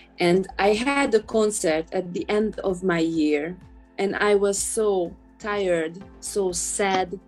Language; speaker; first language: English; non-native, fluent; Hungarian